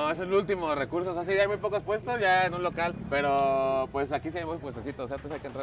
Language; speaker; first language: Spanish; native; Spanish